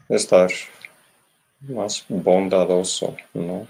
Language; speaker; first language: Spanish; non-native, learner; English